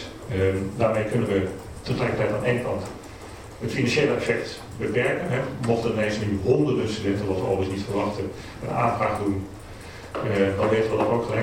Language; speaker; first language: Dutch; native; Dutch